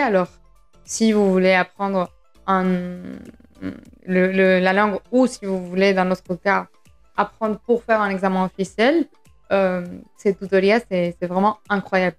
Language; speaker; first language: French; non-native, fluent; Spanish